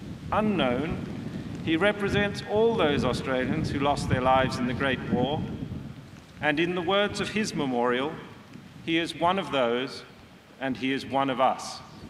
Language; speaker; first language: English; native; English